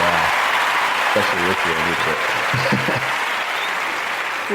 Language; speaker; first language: English; native; English